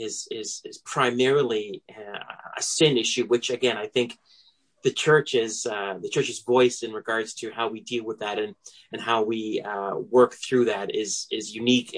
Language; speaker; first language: English; native; English